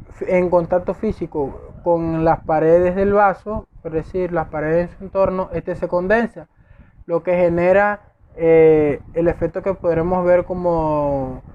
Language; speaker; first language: Spanish; native; Spanish